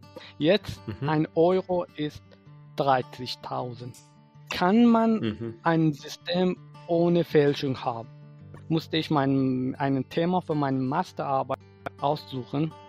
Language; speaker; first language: German; non-native, fluent; Persian